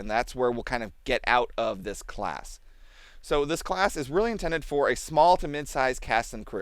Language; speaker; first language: English; native; English